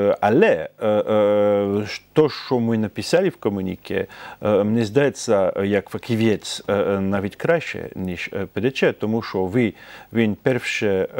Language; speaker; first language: Ukrainian; non-native, fluent; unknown